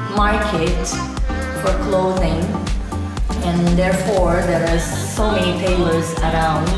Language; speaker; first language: English; non-native, fluent; Portuguese